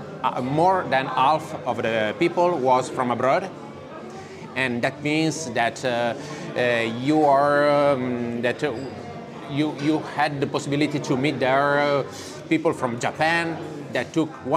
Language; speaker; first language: English; non-native, fluent; Italian